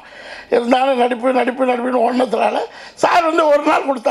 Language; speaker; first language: Tamil; native; Tamil